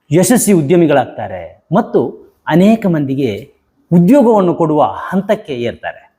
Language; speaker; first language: Kannada; native; Kannada